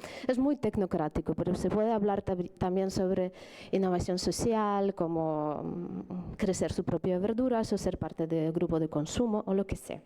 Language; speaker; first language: Spanish; non-native, fluent; Ukrainian